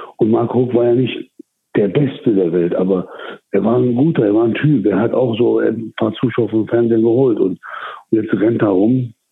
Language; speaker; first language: German; early bilingual, other home language; Turkish